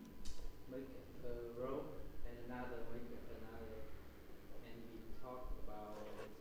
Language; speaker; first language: English; non-native, learner; Vietnamese